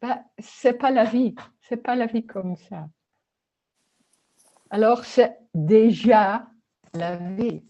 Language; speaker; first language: French; non-native, learner; Dutch